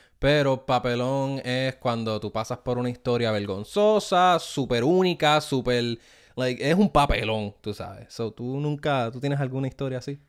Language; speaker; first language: Spanish; native; Spanish